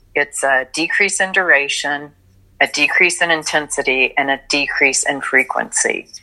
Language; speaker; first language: English; native; English